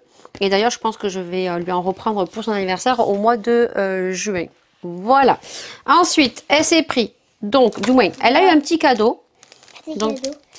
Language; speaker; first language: French; native; French